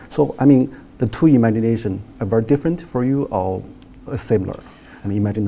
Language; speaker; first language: English; non-native, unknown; Chinese